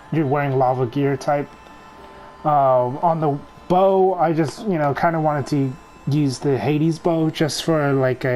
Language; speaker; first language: English; native; English